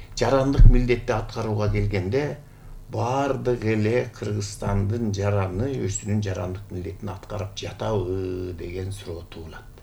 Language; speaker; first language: Kyrgyz; native; Kyrgyz